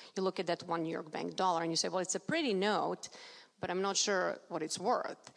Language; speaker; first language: English; non-native, fluent; Serbian